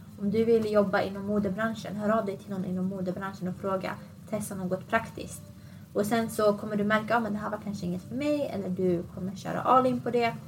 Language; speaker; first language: Swedish; early bilingual, other home language; Assyrian Neo-Aramaic